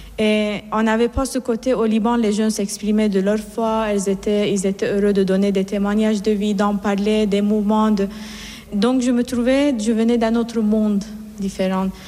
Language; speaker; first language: French; non-native, fluent; Persian